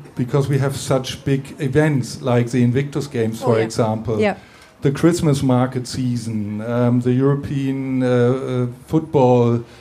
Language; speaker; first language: English; non-native, fluent; German